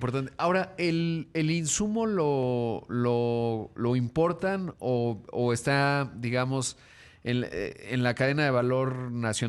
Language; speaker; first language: Spanish; native; Spanish